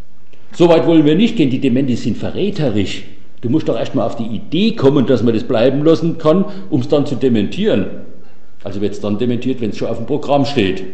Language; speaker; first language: German; native; German